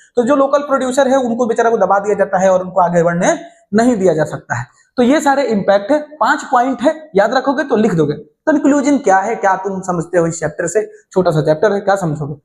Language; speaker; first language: Hindi; native; Hindi